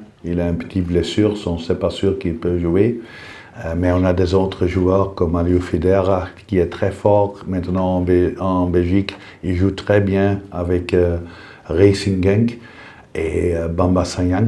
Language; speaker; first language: French; non-native, fluent; Dutch